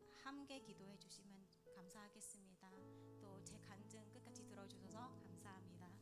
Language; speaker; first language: Korean; non-native, learner; Vietnamese